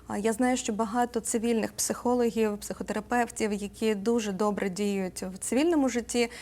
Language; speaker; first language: Ukrainian; native; Ukrainian